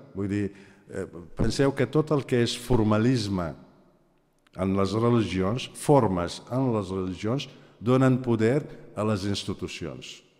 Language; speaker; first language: Catalan; non-native, fluent; Aramaic